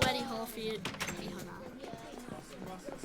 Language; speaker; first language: Welsh; non-native, local second language; English